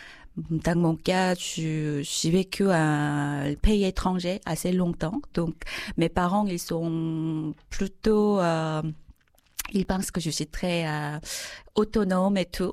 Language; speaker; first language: French; non-native, fluent; Korean